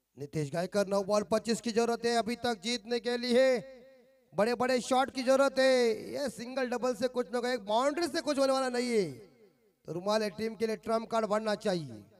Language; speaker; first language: Hindi; non-native, local second language; Marathi